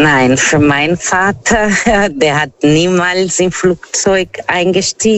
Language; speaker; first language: German; non-native, learner; Portuguese